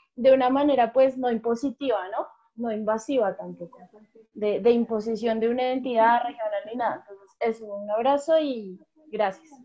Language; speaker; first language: Spanish; native; Spanish